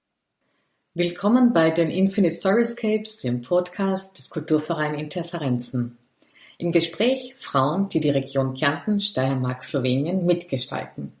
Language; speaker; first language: German; native; German